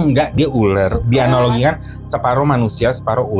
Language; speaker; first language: Indonesian; native; Indonesian